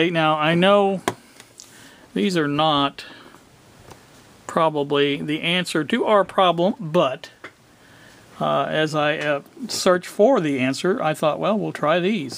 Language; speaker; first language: English; native; English